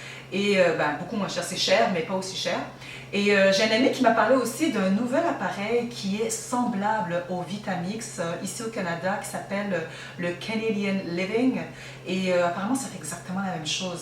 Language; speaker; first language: French; native; French